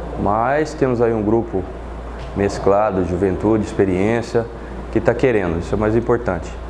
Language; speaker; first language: Portuguese; native; Portuguese